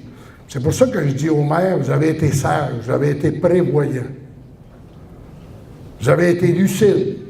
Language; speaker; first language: French; native; French